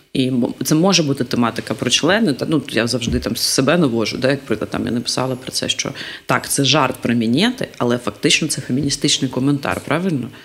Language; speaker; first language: Ukrainian; non-native, local second language; Russian